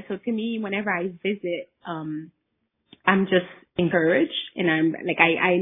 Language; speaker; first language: English; early bilingual, other home language; Haitian Creole